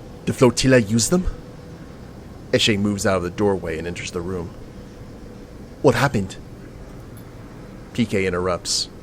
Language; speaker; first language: English; native; English